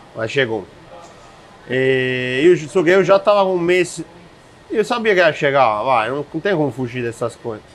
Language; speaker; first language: Portuguese; non-native, fluent; Italian